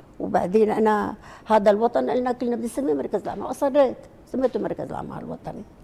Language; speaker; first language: Arabic; non-native, local second language; Kurdish